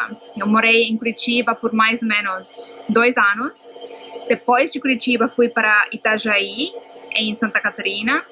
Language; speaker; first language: Portuguese; non-native, fluent; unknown